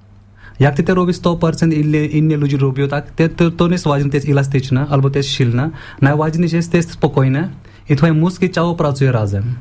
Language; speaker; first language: Polish; non-native, learner; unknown